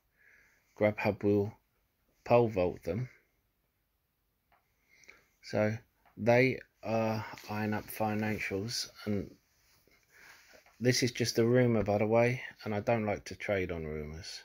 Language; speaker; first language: English; native; English